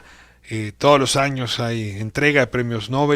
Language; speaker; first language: Spanish; native; Spanish